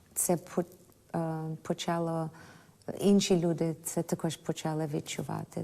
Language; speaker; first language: Ukrainian; early bilingual, heritage; Ukrainian